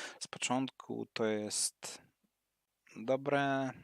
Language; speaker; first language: Polish; non-native, learner; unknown